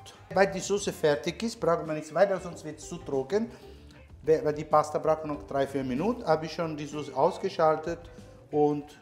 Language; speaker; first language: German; non-native, learner; Italian